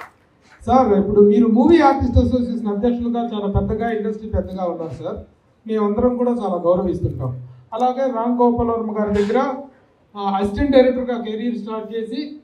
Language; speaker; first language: Telugu; native; Telugu